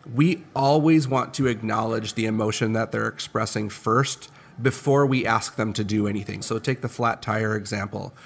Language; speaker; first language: English; native; English